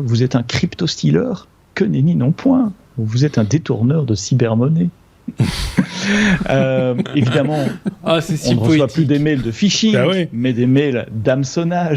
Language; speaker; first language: French; native; French